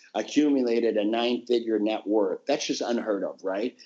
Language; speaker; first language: English; native; English